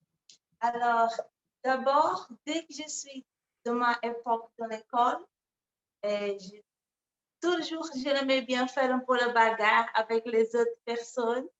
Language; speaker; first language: French; non-native, learner; Portuguese